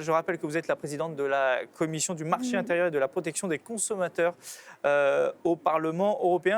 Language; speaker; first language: French; native; French